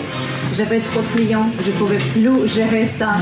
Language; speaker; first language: French; non-native, learner; Russian